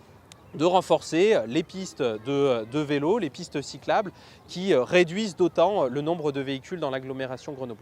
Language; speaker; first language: French; native; French